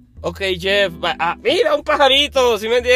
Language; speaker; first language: Spanish; native; Spanish